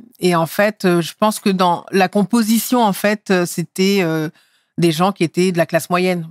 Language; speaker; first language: French; early bilingual, other home language; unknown